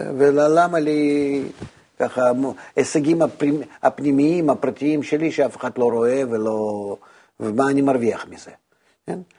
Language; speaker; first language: Hebrew; non-native, fluent; Russian